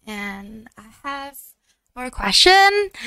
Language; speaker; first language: English; non-native, learner; Indonesian